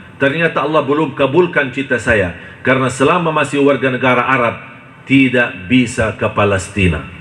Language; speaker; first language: Indonesian; non-native, fluent; Arabic